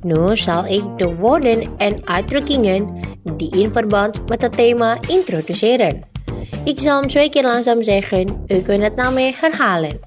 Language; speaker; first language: Dutch; non-native, learner; Indonesian